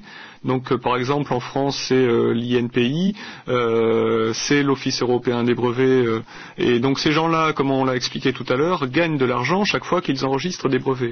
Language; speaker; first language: French; native; French